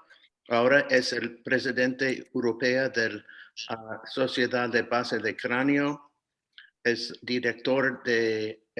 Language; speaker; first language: Spanish; non-native, fluent; English